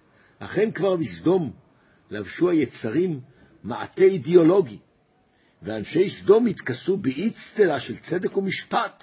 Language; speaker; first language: Hebrew; native; Hebrew